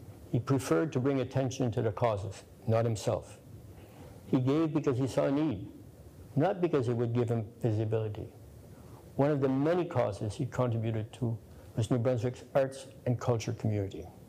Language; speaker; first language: English; native; English